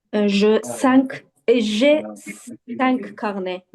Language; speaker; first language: French; non-native, learner; Azerbaijani